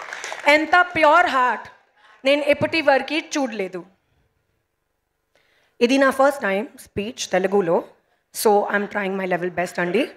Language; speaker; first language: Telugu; non-native, learner; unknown